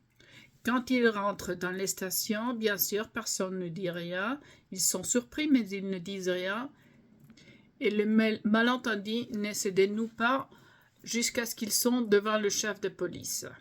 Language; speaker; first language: French; non-native, fluent; English